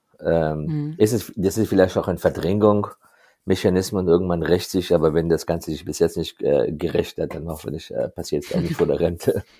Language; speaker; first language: German; non-native, fluent; Persian